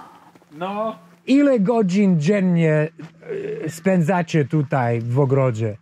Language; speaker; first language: Polish; non-native, learner; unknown